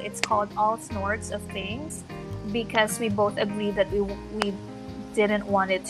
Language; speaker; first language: English; non-native, local second language; Filipino